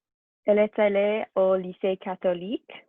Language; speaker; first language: French; non-native, learner; English